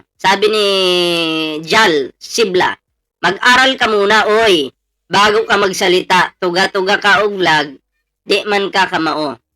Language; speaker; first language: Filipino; non-native, local second language; Cebuano